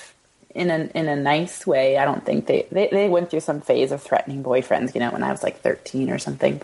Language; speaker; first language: English; native; English